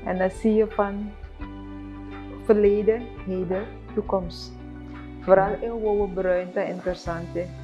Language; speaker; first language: Dutch; non-native, local second language; Papiamento